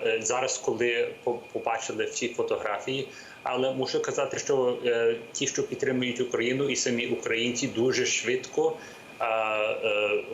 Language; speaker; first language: Ukrainian; early bilingual, heritage; English